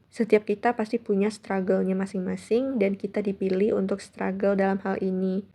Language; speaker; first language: Indonesian; non-native, local second language; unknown